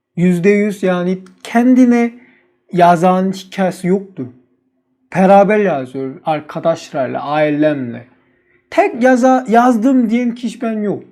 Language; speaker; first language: Turkish; non-native, learner; Korean